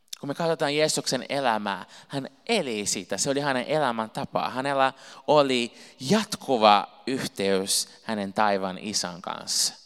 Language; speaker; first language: Finnish; non-native, fluent; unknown